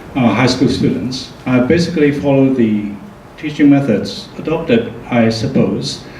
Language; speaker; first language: English; non-native, fluent; Japanese